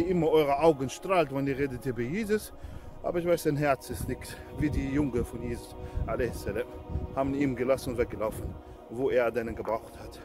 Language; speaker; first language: German; non-native, fluent; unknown